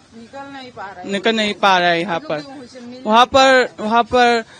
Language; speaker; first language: Hindi; non-native, local second language; Manipuri